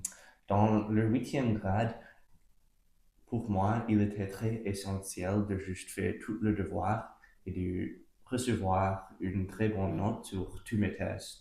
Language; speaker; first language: French; non-native, local second language; English